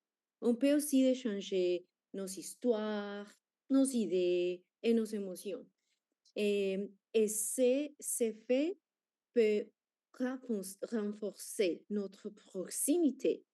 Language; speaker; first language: French; non-native, fluent; Spanish